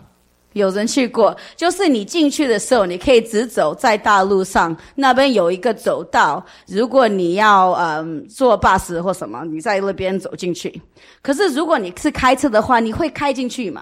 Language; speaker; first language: Chinese; early bilingual, heritage; English